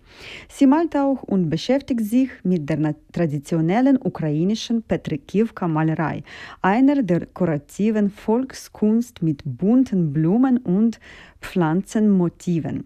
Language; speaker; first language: German; non-native, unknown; Ukrainian